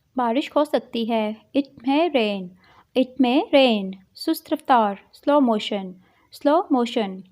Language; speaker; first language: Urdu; native; Urdu